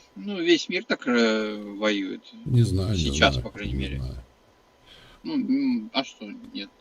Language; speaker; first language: Russian; native; Russian